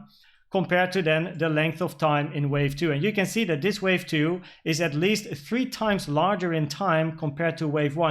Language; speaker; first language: English; non-native, fluent; Dutch